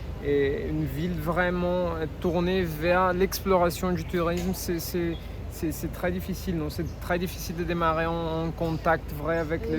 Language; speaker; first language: French; non-native, fluent; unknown